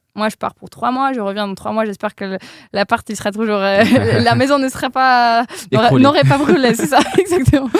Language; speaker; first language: French; non-native, fluent; Polish